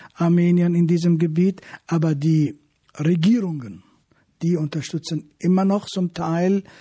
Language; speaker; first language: German; non-native, fluent; Arabic